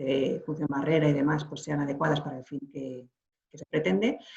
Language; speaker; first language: Spanish; native; Spanish